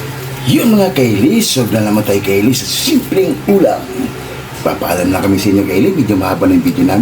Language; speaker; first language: Filipino; native; Filipino